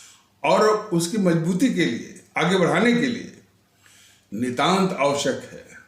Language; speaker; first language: Hindi; native; Hindi